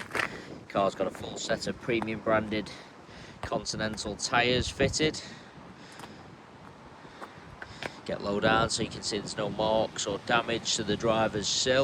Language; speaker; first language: English; native; English